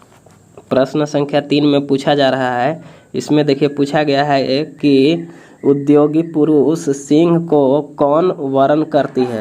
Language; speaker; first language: Hindi; native; Hindi